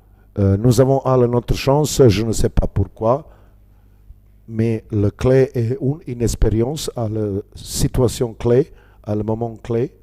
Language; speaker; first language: French; non-native, learner; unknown